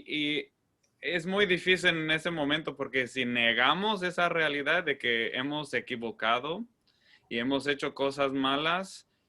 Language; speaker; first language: Spanish; non-native, fluent; English